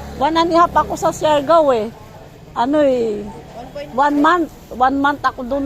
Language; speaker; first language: Filipino; non-native, local second language; Surigaonon